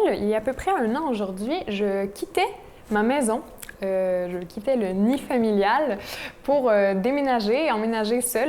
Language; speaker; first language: French; native; French